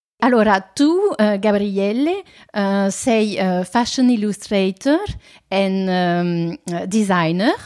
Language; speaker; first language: Italian; non-native, fluent; French